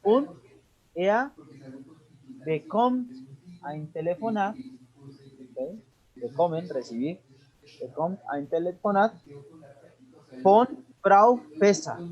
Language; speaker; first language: German; non-native, fluent; Spanish